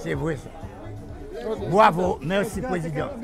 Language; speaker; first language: French; non-native, local second language; Guadeloupean Creole French